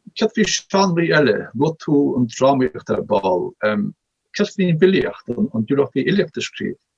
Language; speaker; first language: Irish; native; Irish